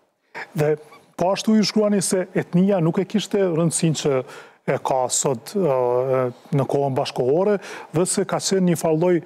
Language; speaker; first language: Albanian; native; Albanian